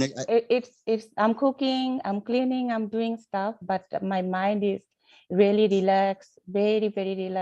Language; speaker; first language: English; non-native, learner; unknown